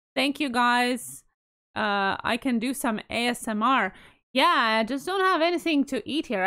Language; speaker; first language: English; non-native, fluent; Latvian